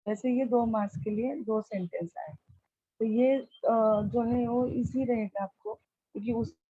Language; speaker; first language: Hindi; non-native, local second language; Marathi